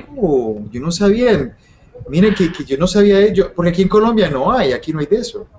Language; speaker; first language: Spanish; native; Spanish